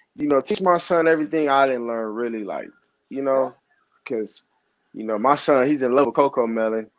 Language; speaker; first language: English; native; English